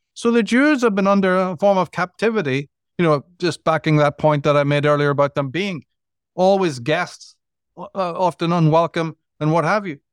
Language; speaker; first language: English; native; English